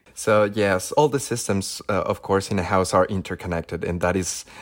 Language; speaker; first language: English; non-native, fluent; Spanish